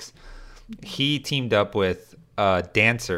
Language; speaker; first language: English; early bilingual, other home language; Spanish